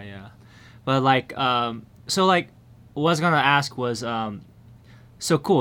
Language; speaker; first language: English; early bilingual, other home language; Min Nan Chinese